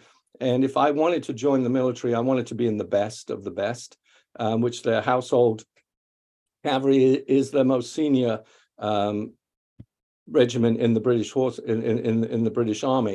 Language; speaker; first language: English; native; English